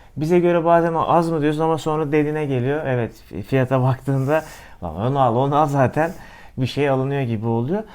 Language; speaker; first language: Turkish; native; Turkish